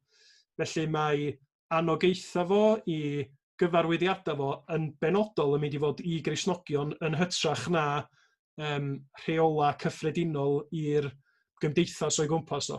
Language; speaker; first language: Welsh; native; Welsh